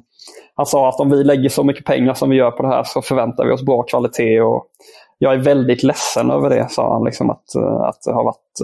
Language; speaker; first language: Swedish; native; Swedish